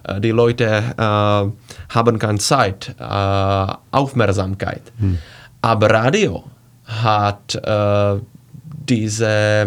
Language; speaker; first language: German; non-native, learner; Czech